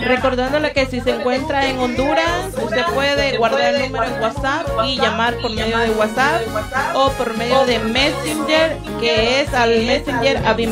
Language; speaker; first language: Spanish; native; Spanish